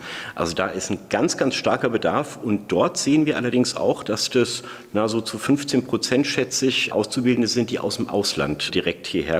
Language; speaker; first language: German; native; German